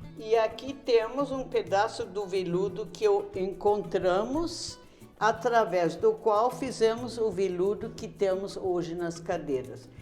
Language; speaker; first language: Portuguese; non-native, fluent; German